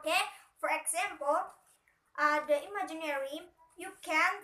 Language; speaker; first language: English; non-native, learner; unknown